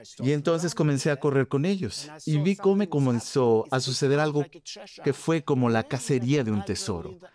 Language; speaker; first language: Spanish; non-native, fluent; Swedish